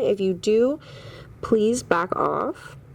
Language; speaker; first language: English; native; English